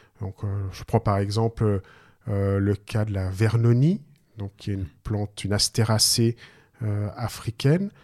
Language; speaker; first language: French; native; French